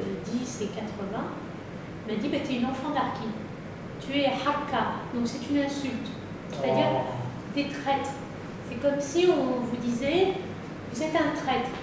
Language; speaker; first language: French; early bilingual, other home language; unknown